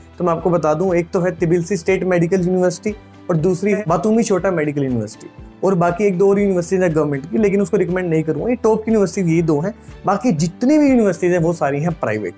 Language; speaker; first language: Hindi; native; Hindi